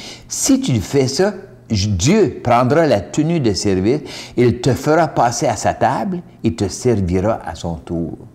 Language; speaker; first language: French; native; French